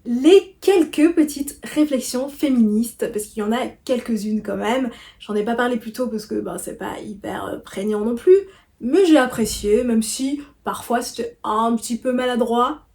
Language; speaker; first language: French; native; French